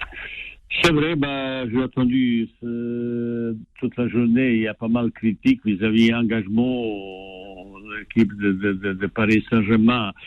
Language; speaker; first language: French; non-native, fluent; Bosnian